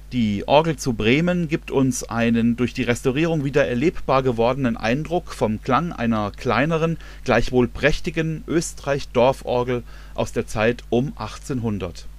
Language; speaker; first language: German; native; German